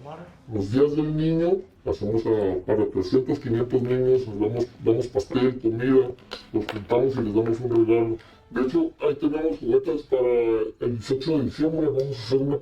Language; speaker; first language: Spanish; native; Spanish